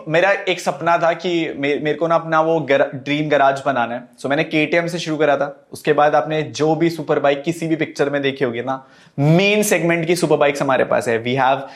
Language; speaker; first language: Hindi; native; Hindi